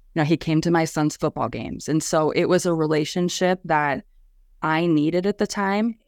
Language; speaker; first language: English; native; English